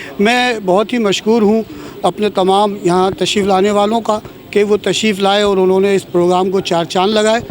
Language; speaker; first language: Urdu; native; Urdu